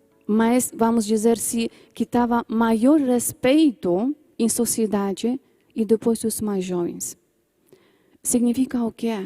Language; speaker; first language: Portuguese; non-native, fluent; Polish